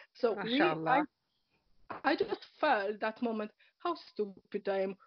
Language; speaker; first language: English; non-native, learner; Polish